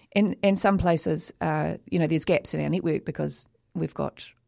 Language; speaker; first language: English; native; English